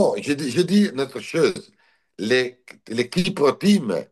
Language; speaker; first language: French; non-native, learner; Italian